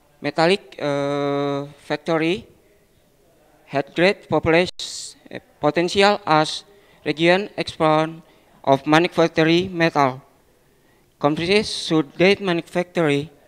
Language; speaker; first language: English; non-native, learner; Indonesian